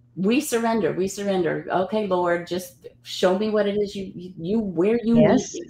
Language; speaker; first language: English; native; English